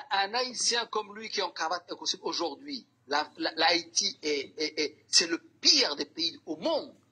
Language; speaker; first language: French; non-native, local second language; Somali